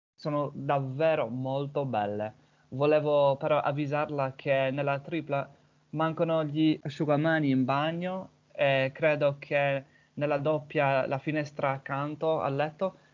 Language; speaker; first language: Italian; non-native, fluent; English